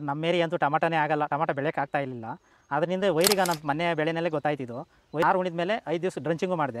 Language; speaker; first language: Kannada; native; Kannada